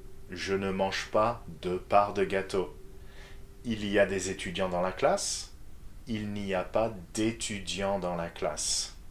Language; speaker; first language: French; non-native, fluent; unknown